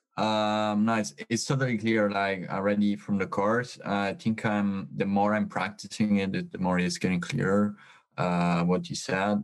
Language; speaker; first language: English; non-native, fluent; Italian